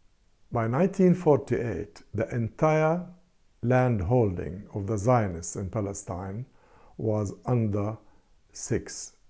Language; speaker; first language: English; non-native, fluent; Arabic